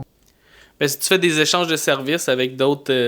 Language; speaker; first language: French; native; French